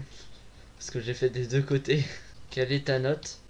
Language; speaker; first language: French; native; French